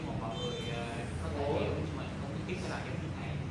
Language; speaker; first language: Vietnamese; native; Vietnamese